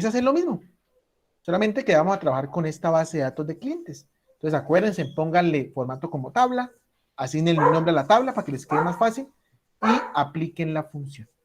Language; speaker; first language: Spanish; native; Spanish